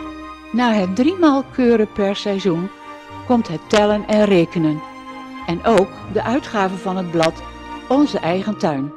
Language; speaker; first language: Dutch; native; Dutch